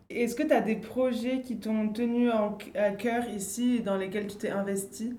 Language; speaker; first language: French; native; French